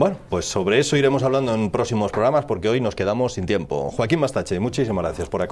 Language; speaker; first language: Spanish; native; Spanish